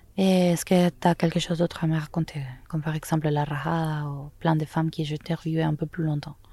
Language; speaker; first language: French; non-native, fluent; Spanish